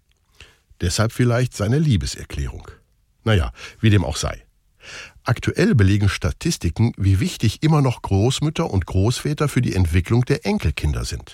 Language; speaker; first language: German; native; German